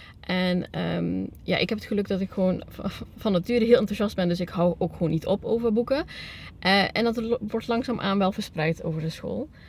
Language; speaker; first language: Dutch; early bilingual, other home language; Spanish